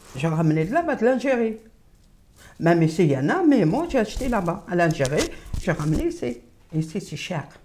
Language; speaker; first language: French; non-native, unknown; Arabic